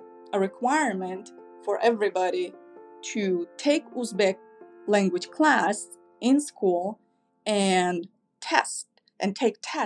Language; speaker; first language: English; non-native, fluent; Uzbek